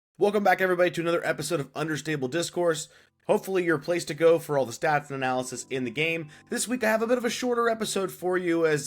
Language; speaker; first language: English; native; English